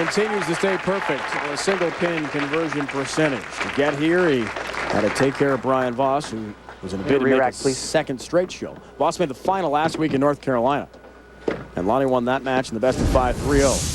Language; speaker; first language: English; native; English